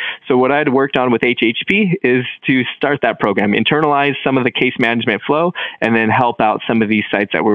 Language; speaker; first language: English; native; English